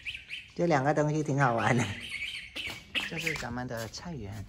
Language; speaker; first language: Cantonese; native; Cantonese